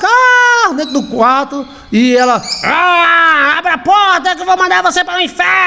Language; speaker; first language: Portuguese; native; Portuguese